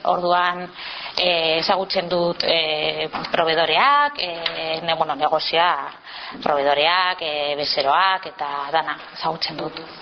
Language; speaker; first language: Basque; non-native, local second language; Spanish